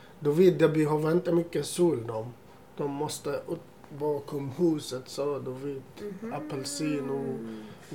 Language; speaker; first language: Swedish; non-native, learner; Assyrian Neo-Aramaic